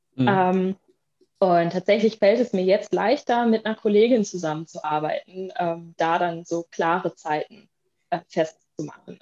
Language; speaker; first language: German; native; German